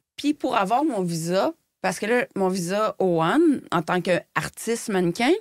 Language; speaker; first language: French; native; French